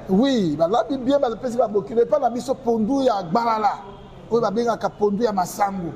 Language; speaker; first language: Lingala; non-native, local second language; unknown